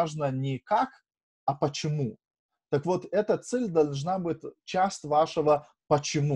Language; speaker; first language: Russian; non-native, fluent; Lithuanian